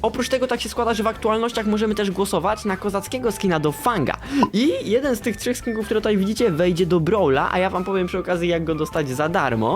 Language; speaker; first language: Polish; native; Polish